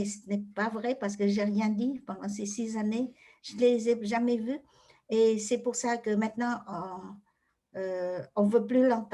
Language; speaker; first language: French; non-native, fluent; Vietnamese